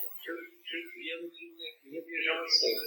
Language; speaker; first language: Polish; non-native, learner; English